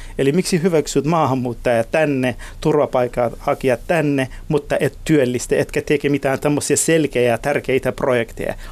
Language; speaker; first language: Finnish; non-native, fluent; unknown